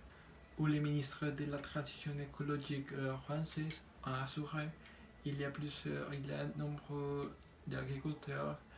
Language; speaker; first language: French; non-native, learner; Spanish